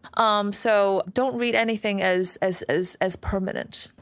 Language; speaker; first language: English; non-native, fluent; Chinese